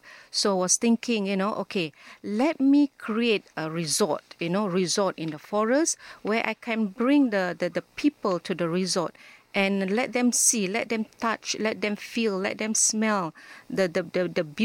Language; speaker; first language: English; non-native, local second language; Malay